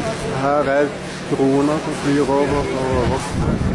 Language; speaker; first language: Norwegian; native; Norwegian